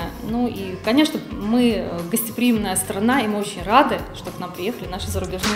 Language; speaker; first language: Russian; native; Russian